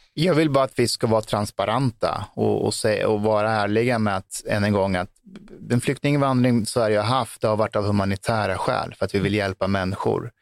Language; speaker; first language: Swedish; early bilingual, other home language; Persian